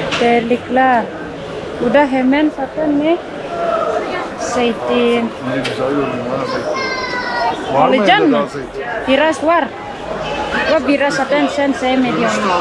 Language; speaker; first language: Turkish; non-native, learner; Indonesian